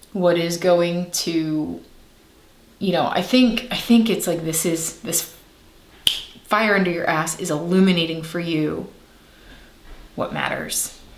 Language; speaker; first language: English; native; English